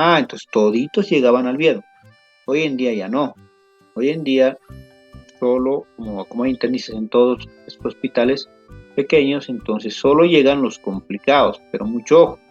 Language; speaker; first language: Spanish; native; Spanish